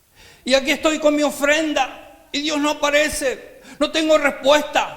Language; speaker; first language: Spanish; native; Spanish